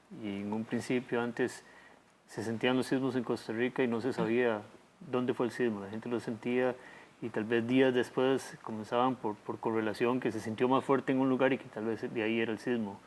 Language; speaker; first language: Spanish; native; Spanish